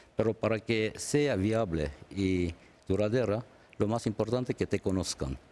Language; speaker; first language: Spanish; non-native, fluent; Armenian